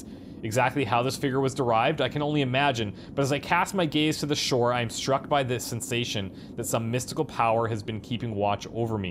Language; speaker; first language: English; native; English